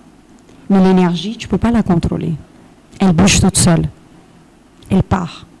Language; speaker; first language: French; non-native, fluent; Portuguese